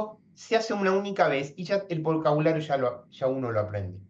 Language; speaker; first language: Spanish; native; Spanish